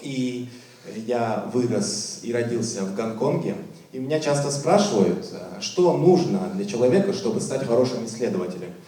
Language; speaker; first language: Russian; native; Russian